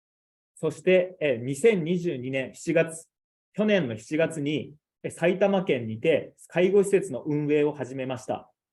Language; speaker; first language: Japanese; native; Japanese